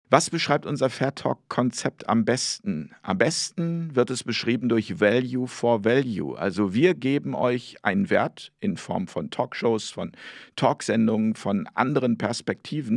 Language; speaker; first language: German; native; German